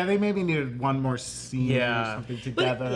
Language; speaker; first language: English; native; English